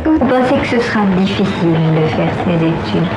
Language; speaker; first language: French; native; French